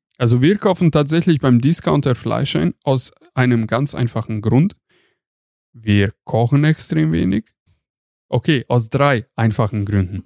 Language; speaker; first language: German; non-native, fluent; Hungarian